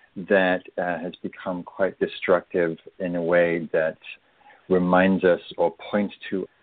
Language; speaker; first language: English; native; English